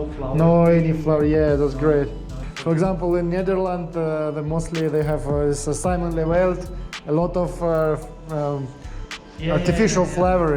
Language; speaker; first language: English; non-native, learner; Russian